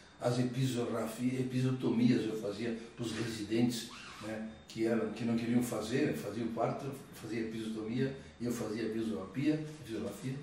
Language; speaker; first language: Portuguese; early bilingual, other home language; Italian